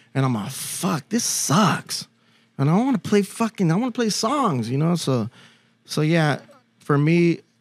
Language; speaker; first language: English; early bilingual, other home language; Spanish